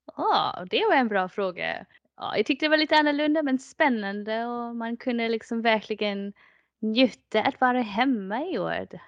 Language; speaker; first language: Swedish; non-native, fluent; English